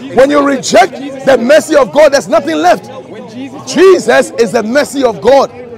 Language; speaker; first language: English; non-native, local second language; Ga